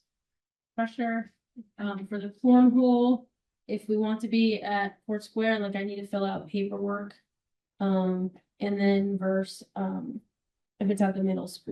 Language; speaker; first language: English; native; English